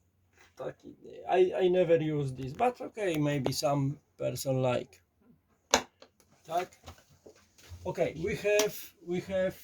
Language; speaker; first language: English; non-native, learner; Polish